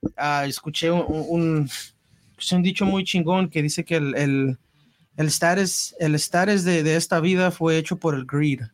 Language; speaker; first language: Spanish; early bilingual, heritage; Spanish